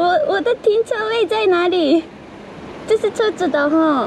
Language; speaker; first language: Chinese; non-native, fluent; Japanese